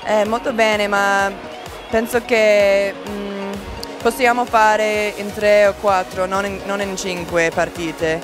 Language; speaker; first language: Italian; non-native, learner; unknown